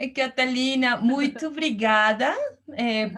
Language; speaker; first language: Portuguese; non-native, learner; Spanish